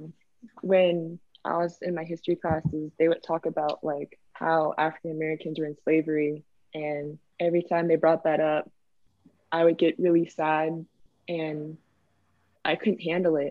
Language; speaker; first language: English; native; English